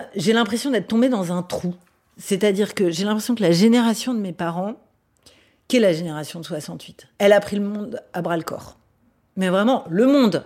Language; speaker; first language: French; native; French